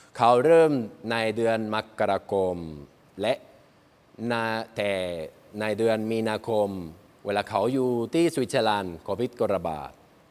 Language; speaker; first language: Thai; non-native, learner; Spanish